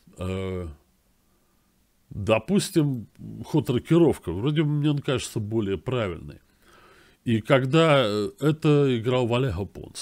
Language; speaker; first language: Russian; native; Russian